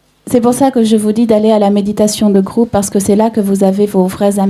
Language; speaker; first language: French; native; French